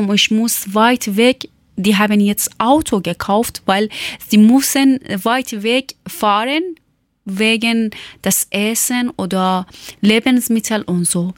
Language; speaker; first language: German; non-native, fluent; Persian